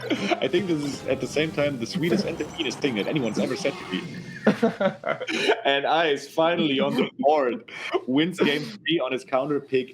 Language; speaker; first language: English; non-native, fluent; German